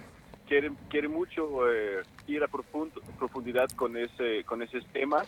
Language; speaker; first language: Spanish; non-native, fluent; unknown